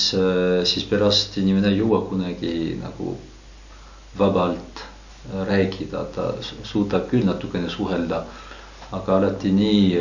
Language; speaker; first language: Estonian; non-native, fluent; French